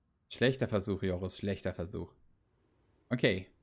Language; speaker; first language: German; native; German